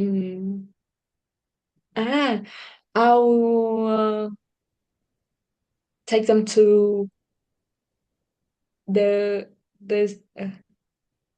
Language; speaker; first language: English; non-native, learner; Vietnamese